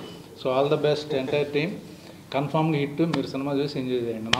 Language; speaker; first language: Telugu; native; Telugu